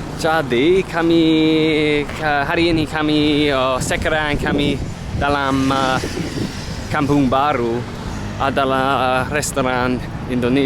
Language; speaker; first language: Indonesian; non-native, learner; English